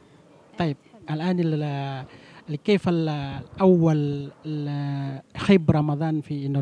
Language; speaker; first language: Arabic; non-native, learner; Indonesian